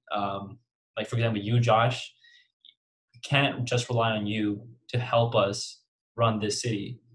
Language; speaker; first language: English; native; English